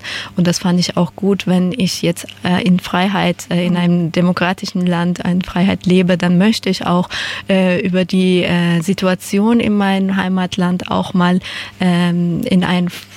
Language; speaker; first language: German; non-native, fluent; Persian